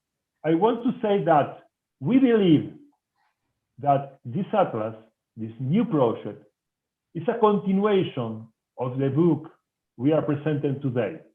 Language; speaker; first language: English; non-native, fluent; Spanish